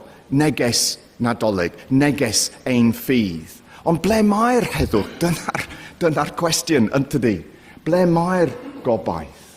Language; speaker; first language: Welsh; non-native, fluent; English